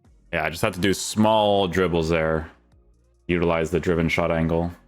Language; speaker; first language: English; native; English